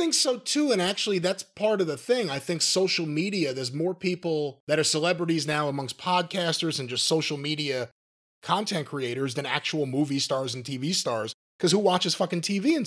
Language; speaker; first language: English; native; English